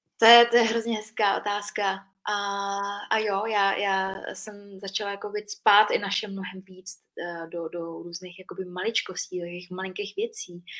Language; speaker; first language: Czech; early bilingual, other home language; Vietnamese